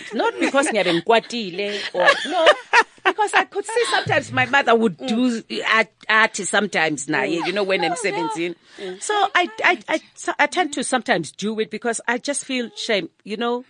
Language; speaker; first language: English; non-native, local second language; Zulu